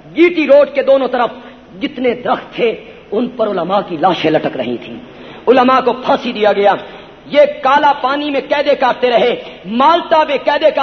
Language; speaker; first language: Urdu; non-native, local second language; Punjabi